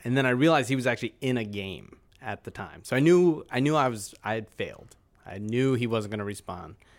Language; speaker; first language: English; native; English